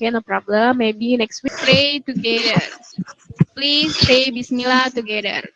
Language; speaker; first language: English; non-native, fluent; Indonesian